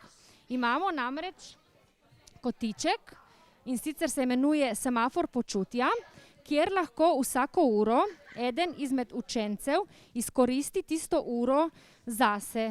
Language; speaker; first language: Slovenian; native; Slovenian